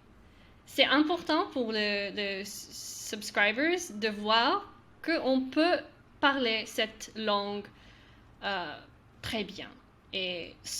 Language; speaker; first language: French; non-native, learner; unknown